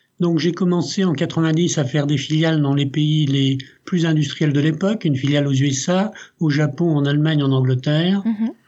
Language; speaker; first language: French; early bilingual, other home language; Italian